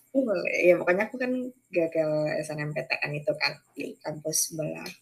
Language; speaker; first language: Indonesian; native; Indonesian